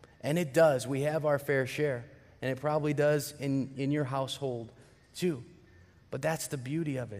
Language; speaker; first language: English; native; English